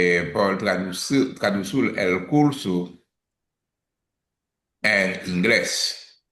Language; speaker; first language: Spanish; non-native, learner; English